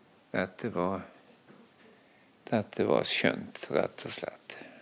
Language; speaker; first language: Norwegian; native; Norwegian